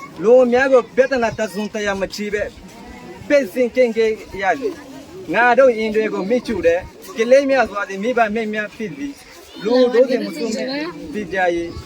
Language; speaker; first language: Burmese; non-native, local second language; Rohingya